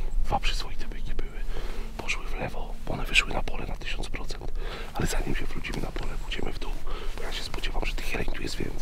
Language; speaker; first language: Polish; native; Polish